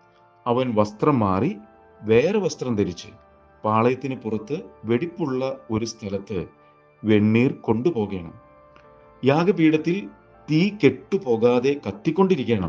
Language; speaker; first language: Malayalam; native; Malayalam